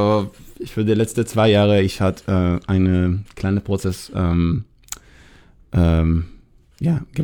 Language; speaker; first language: German; non-native, learner; Hebrew